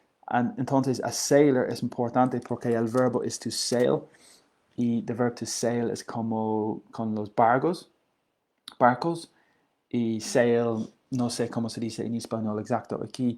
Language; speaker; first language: Spanish; non-native, learner; English